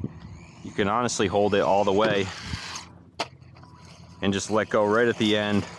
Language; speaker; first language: English; native; English